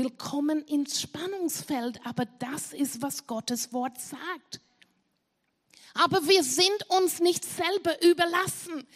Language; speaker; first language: German; non-native, fluent; English